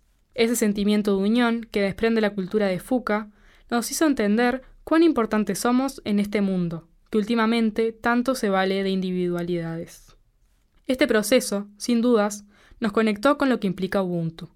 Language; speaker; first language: Spanish; native; Spanish